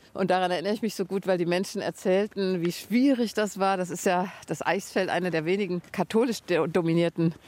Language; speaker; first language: German; native; German